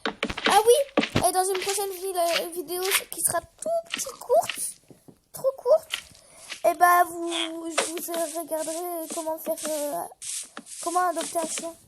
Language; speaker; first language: French; native; French